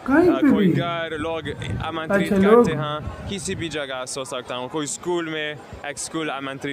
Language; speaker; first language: Hindi; non-native, learner; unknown